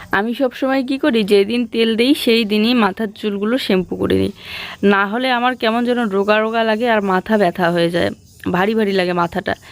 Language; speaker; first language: Bangla; native; Bangla